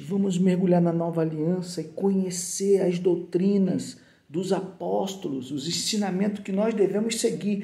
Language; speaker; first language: Portuguese; native; Portuguese